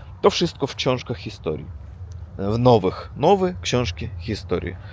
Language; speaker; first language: Polish; non-native, learner; Russian